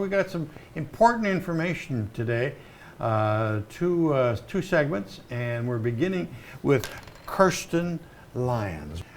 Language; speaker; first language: English; native; English